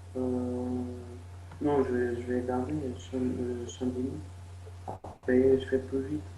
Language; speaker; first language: French; non-native, fluent; Portuguese